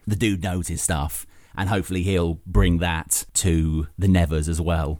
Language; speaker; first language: English; native; English